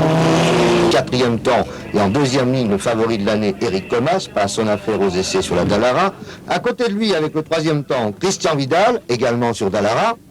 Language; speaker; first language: French; native; French